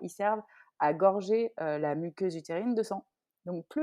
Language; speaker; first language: French; native; French